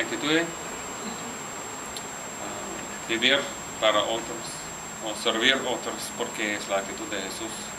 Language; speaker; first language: Spanish; non-native, learner; English